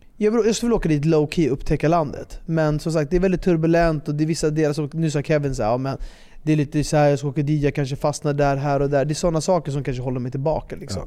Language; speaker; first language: Swedish; early bilingual, other home language; Persian